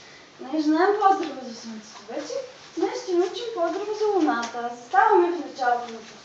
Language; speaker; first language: Bulgarian; native; Bulgarian